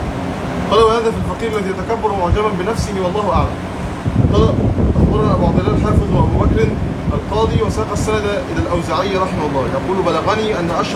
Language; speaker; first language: Arabic; native; Arabic